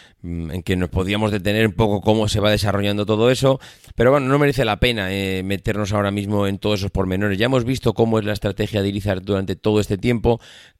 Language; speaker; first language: Spanish; native; Spanish